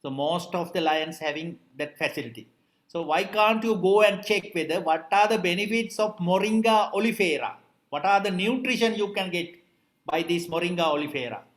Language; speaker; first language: English; non-native, local second language; Sinhala